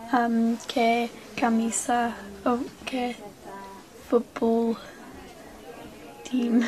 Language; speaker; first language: Spanish; non-native, learner; English